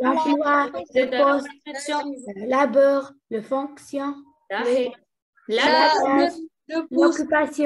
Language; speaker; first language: French; non-native, learner; Arabic